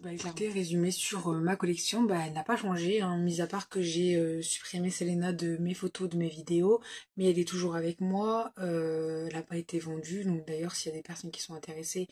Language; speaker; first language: French; native; French